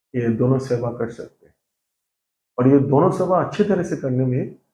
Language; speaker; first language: Hindi; non-native, local second language; Bangla